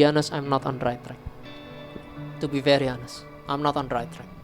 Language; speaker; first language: English; non-native, local second language; Indonesian